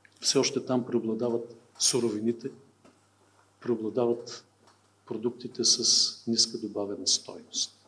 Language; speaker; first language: Bulgarian; native; Bulgarian